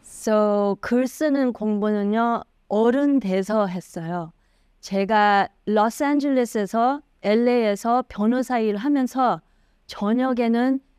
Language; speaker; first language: Korean; early bilingual, heritage; Korean